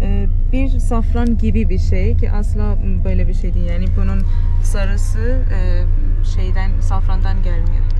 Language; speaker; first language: Turkish; non-native, fluent; Persian